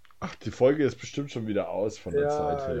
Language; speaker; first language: German; native; German